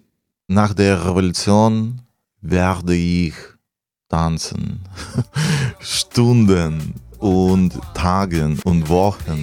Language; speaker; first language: German; non-native, fluent; Russian